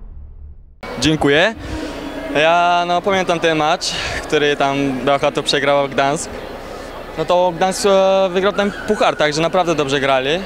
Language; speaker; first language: Polish; non-native, learner; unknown